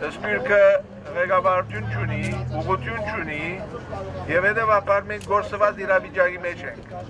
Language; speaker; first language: Armenian; early bilingual, heritage; Armenian